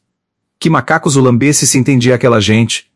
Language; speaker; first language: Portuguese; native; Portuguese